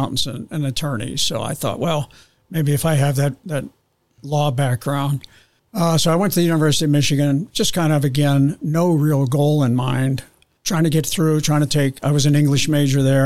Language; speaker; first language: English; native; English